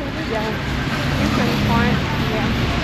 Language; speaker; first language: English; non-native, learner; Russian